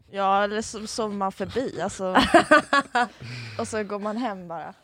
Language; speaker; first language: Swedish; native; Swedish